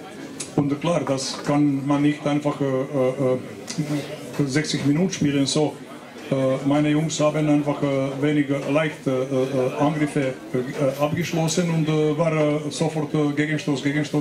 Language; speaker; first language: German; non-native, fluent; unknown